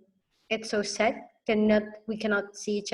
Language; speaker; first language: English; non-native, fluent; Indonesian